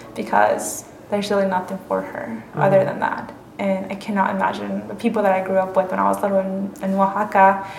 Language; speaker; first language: English; early bilingual, other home language; Spanish